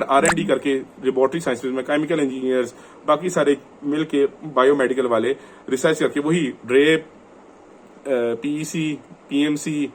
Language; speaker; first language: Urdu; non-native, local second language; Punjabi